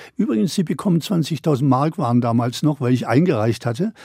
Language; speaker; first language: German; native; German